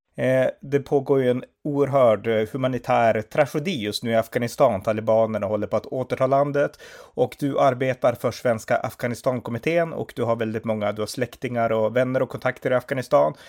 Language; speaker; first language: Swedish; native; Swedish